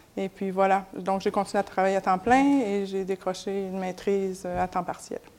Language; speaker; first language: French; native; French